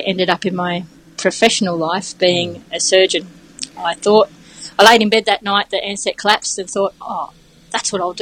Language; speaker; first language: English; native; English